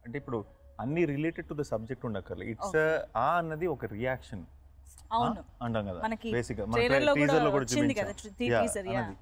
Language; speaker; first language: Telugu; native; Telugu